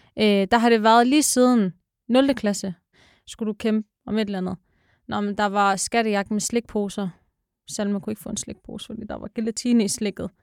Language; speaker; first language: Danish; early bilingual, other home language; Arabic